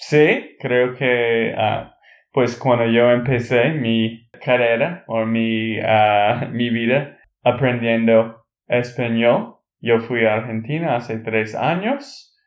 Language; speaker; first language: Spanish; non-native, learner; English